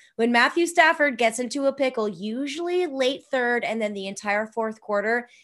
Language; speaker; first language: English; native; English